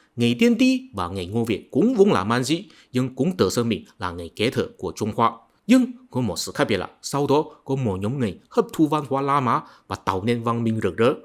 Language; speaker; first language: Vietnamese; non-native, fluent; Chinese